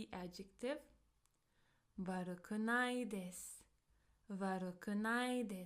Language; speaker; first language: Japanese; non-native, fluent; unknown